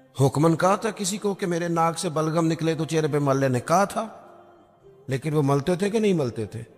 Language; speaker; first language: Urdu; non-native, local second language; Punjabi